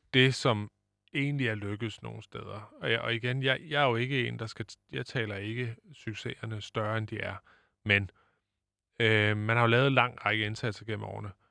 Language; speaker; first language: Danish; native; Danish